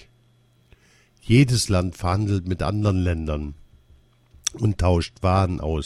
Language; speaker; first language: German; early bilingual, other home language; Arabic